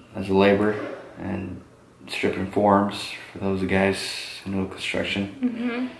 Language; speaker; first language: English; native; English